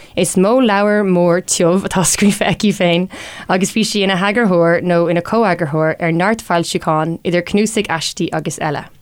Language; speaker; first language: Irish; non-native, local second language; English